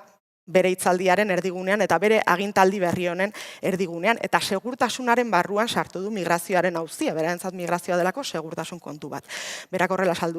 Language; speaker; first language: Basque; native; Basque